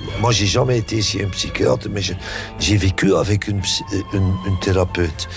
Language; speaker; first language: French; non-native, local second language; Dutch